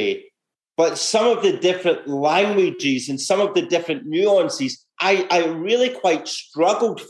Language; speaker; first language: English; native; English